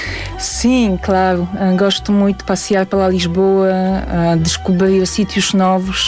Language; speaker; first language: Portuguese; non-native, fluent; Polish